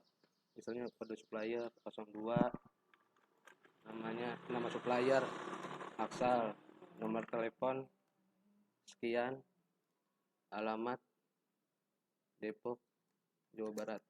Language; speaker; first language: Indonesian; native; Indonesian